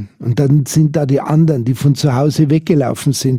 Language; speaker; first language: German; native; German